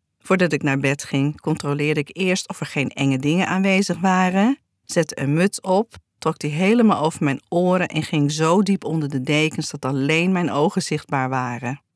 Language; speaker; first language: Dutch; native; Dutch